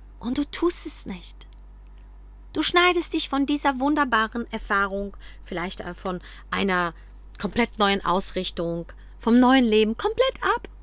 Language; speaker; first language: German; early bilingual, other home language; Polish